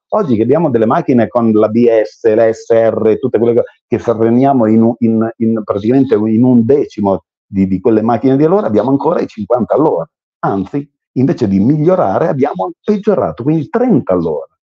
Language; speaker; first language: Italian; native; Italian